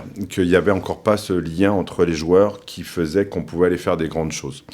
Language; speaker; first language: French; native; French